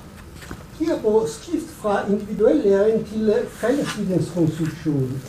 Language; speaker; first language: German; non-native, learner; Italian